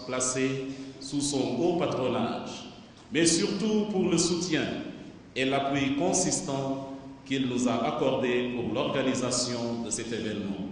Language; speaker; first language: French; non-native, local second language; Jola-Fonyi